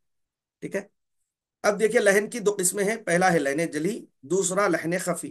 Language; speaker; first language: Urdu; native; Urdu